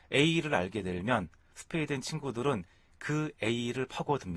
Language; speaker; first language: Korean; native; Korean